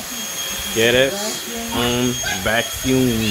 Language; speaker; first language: Spanish; non-native, learner; English